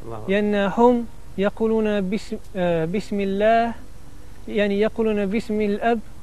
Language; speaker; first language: Arabic; non-native, learner; Italian